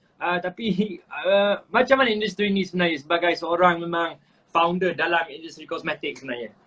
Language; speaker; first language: Malay; native; Malay